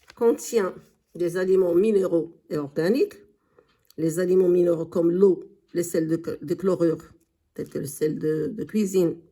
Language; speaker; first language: French; non-native, local second language; Arabic